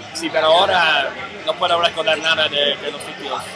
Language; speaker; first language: Spanish; non-native, learner; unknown